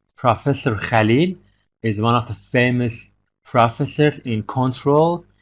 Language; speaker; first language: English; non-native, fluent; Persian